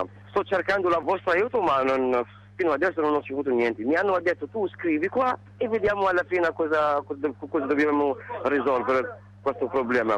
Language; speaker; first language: Italian; non-native, learner; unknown